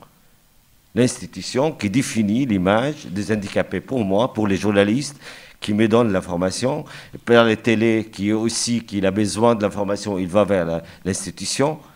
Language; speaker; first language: French; non-native, fluent; Arabic